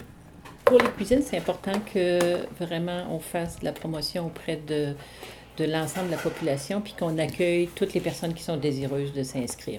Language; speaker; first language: French; native; French